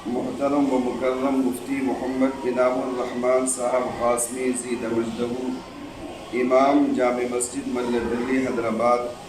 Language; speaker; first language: Urdu; native; Urdu